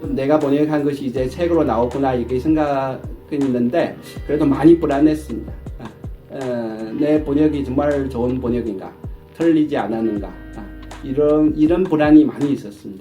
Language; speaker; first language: Korean; non-native, fluent; Chinese